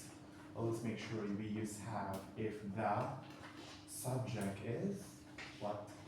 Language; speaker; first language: English; non-native, fluent; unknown